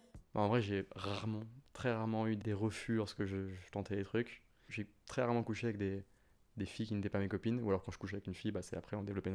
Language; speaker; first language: French; native; French